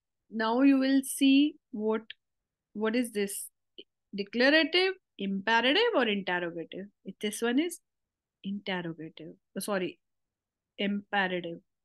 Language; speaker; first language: English; non-native, local second language; Hindi